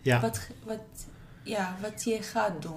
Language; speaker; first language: Dutch; non-native, learner; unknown